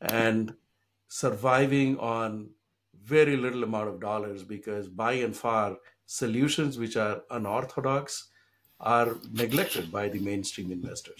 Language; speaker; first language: English; non-native, local second language; Hindi